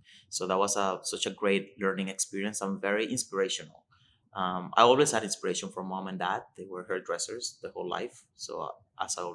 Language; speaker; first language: English; non-native, fluent; Spanish